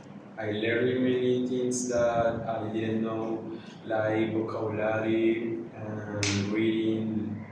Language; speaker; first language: English; non-native, learner; Spanish